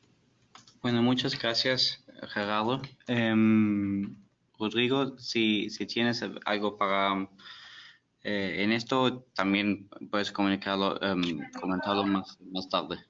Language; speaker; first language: Spanish; non-native, fluent; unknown